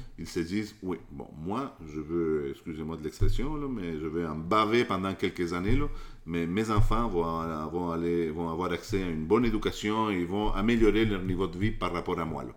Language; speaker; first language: French; non-native, fluent; Spanish